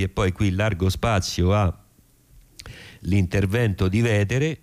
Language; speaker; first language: Italian; native; Italian